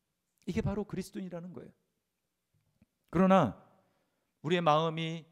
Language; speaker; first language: Korean; native; Korean